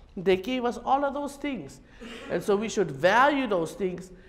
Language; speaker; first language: English; native; English